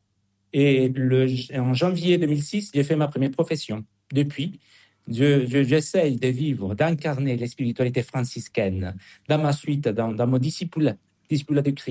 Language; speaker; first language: French; non-native, fluent; Spanish